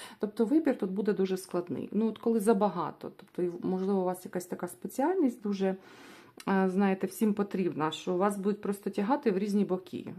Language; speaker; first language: Ukrainian; non-native, local second language; Russian